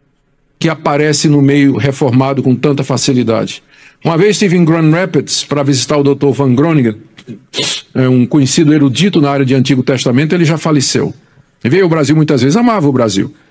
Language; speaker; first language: Portuguese; native; Portuguese